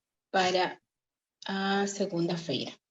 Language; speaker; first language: Portuguese; non-native, learner; Spanish